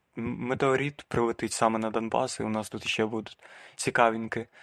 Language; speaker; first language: Ukrainian; native; Ukrainian